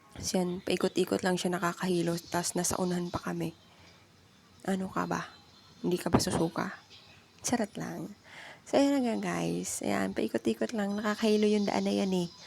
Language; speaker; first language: Filipino; non-native, local second language; Bikol